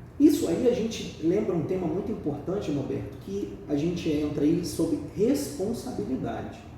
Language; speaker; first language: Portuguese; native; Portuguese